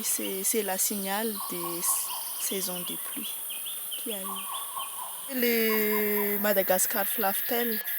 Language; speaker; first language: French; non-native, local second language; Malagasy